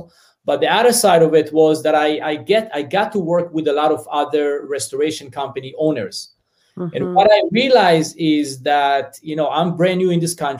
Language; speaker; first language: English; non-native, fluent; Hebrew